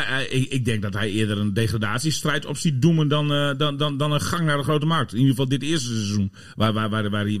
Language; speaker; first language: Dutch; native; Dutch